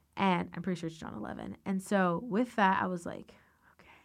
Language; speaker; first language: English; native; English